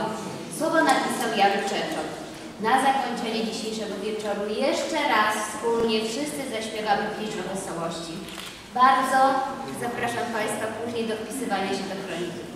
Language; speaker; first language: Polish; native; Polish